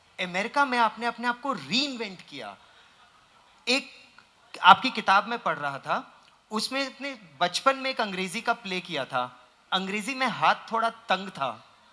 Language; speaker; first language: Hindi; native; Hindi